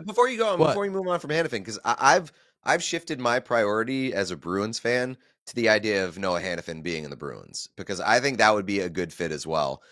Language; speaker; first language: English; native; English